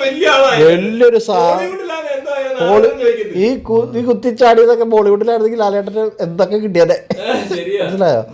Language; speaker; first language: Malayalam; native; Malayalam